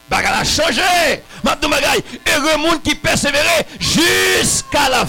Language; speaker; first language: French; non-native, local second language; Haitian Creole